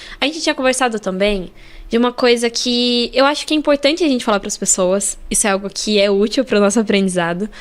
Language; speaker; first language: Portuguese; native; Portuguese